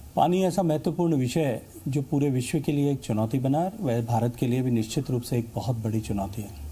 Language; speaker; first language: Hindi; native; Hindi